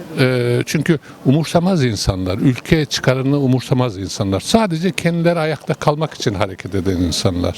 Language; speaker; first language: Turkish; native; Turkish